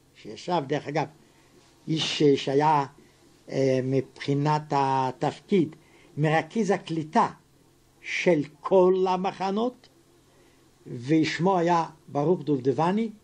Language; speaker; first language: Hebrew; non-native, fluent; Yiddish